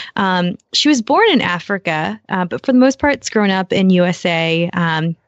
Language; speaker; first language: English; early bilingual, other home language; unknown